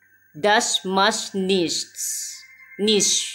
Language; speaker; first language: German; non-native, learner; Thai